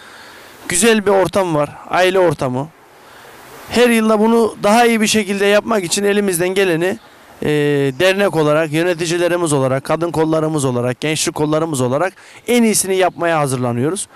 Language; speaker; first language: Turkish; native; Turkish